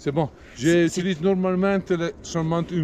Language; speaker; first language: French; non-native, learner; Italian